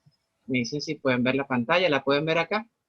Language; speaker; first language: Spanish; native; Spanish